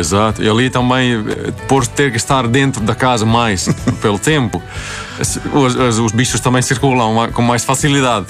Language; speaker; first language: Portuguese; non-native, fluent; Swedish